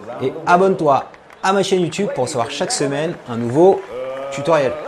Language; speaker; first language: French; native; French